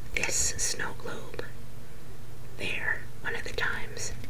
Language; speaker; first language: English; native; English